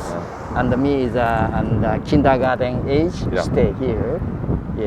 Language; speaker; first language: English; non-native, learner; Japanese